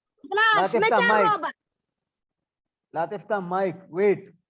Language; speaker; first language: Arabic; non-native, learner; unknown